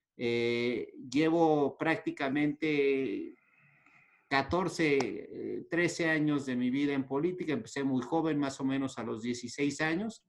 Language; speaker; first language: Spanish; native; Spanish